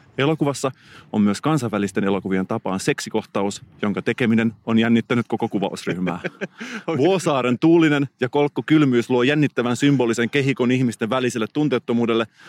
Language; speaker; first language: Finnish; native; Finnish